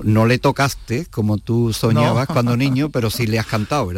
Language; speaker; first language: Spanish; native; Spanish